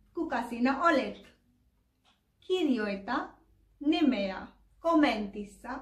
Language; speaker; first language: Finnish; non-native, learner; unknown